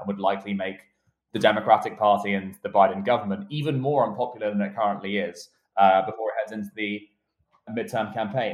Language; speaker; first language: English; native; English